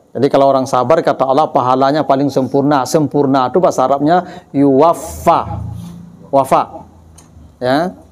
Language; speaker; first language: Malay; non-native, local second language; Minangkabau